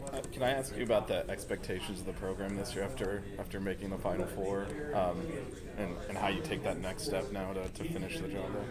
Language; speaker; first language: English; native; English